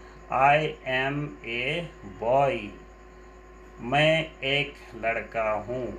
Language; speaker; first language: Hindi; non-native, local second language; Bangla